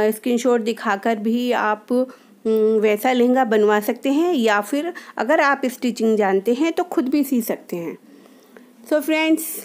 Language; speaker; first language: Hindi; native; Hindi